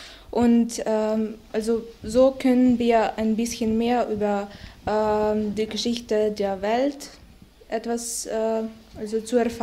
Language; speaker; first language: German; non-native, learner; Ukrainian